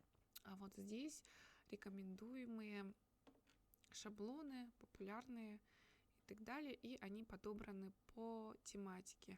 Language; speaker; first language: Russian; native; Russian